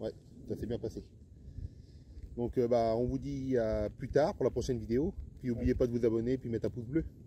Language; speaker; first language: French; native; French